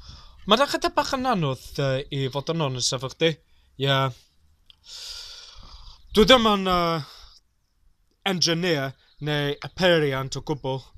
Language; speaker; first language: Welsh; non-native, learner; English